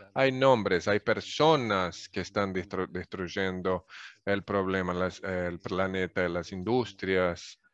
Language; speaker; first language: Spanish; non-native, fluent; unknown